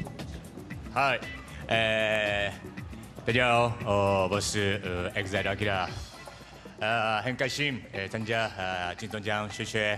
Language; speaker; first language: Chinese; non-native, learner; Japanese